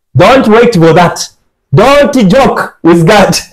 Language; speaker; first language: English; non-native, local second language; Swahili